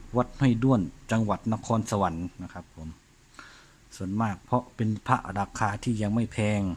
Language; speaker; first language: Thai; non-native, local second language; Northeastern Thai